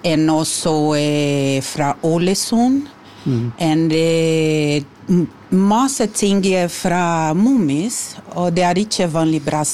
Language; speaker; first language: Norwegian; non-native, learner; Portuguese